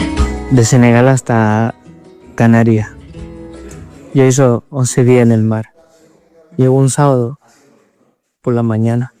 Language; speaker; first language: Spanish; non-native, learner; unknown